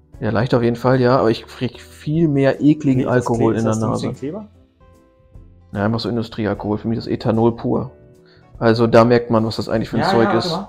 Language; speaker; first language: German; native; German